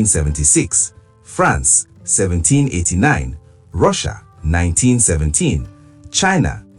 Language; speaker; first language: English; non-native, local second language; Igbo